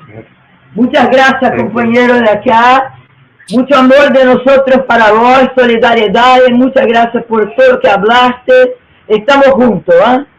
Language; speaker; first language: Spanish; non-native, learner; Portuguese